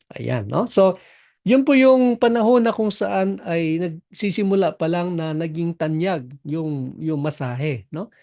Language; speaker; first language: Filipino; non-native, local second language; Cebuano